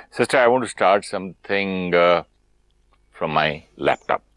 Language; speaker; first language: English; non-native, local second language; Hindi